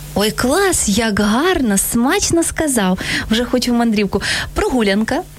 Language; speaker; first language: Ukrainian; native; Ukrainian